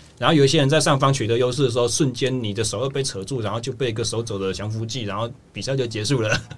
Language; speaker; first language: Chinese; native; Chinese